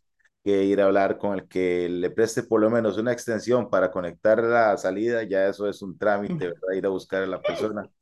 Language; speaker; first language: Spanish; native; Spanish